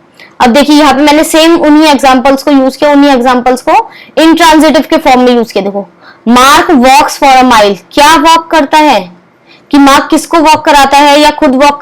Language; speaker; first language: Hindi; native; Hindi